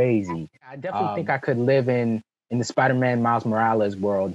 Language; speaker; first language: English; early bilingual, other home language; French